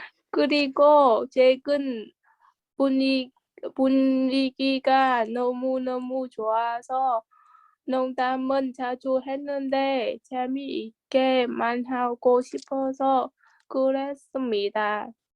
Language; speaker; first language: Korean; non-native, learner; Vietnamese